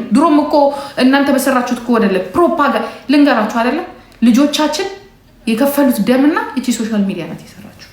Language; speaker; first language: Amharic; non-native, local second language; Oromo